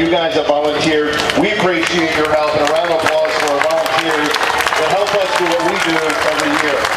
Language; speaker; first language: English; native; English